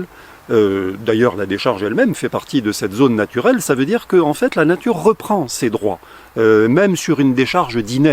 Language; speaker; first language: French; native; French